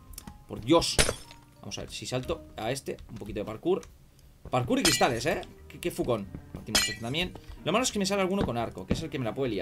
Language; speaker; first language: Spanish; native; Spanish